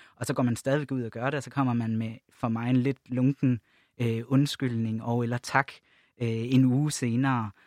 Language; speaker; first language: Danish; native; Danish